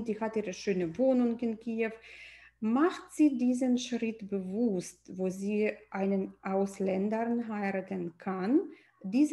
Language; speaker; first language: German; non-native, fluent; Russian